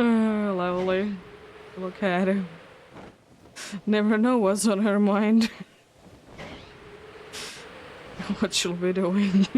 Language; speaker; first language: English; non-native, fluent; Finnish